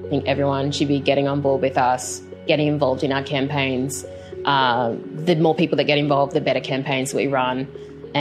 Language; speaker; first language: English; native; English